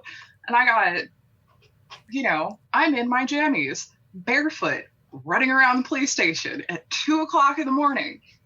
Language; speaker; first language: English; native; English